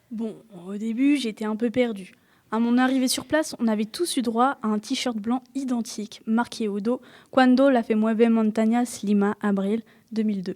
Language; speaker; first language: French; native; French